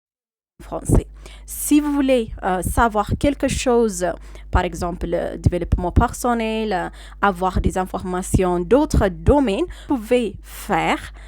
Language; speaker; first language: French; non-native, fluent; Amharic